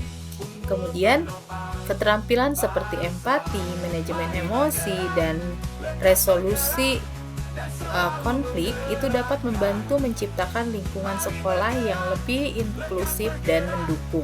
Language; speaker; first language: Indonesian; native; Indonesian